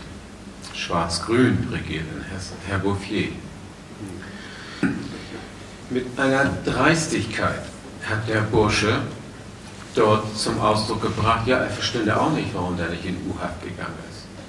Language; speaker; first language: German; native; German